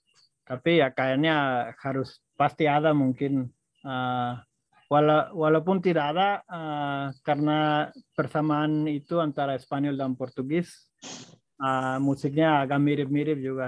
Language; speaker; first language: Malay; non-native, fluent; Spanish